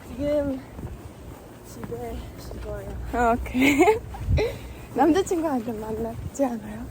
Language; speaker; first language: Korean; non-native, learner; Mongolian